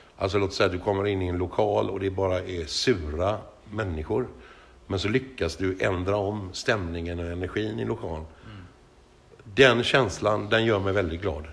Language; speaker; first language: Swedish; native; Swedish